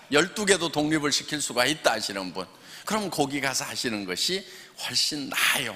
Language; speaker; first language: Korean; native; Korean